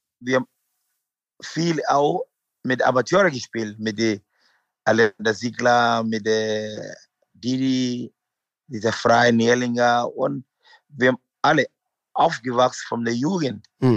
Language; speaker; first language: German; non-native, learner; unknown